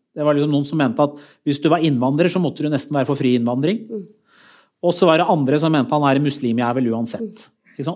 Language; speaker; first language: Norwegian; early bilingual, other home language; Persian